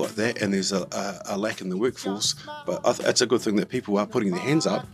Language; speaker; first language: English; native; English